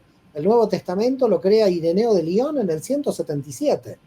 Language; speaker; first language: Spanish; native; Spanish